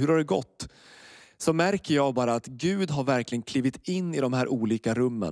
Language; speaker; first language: Swedish; native; Swedish